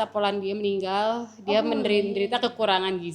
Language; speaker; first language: Indonesian; native; Indonesian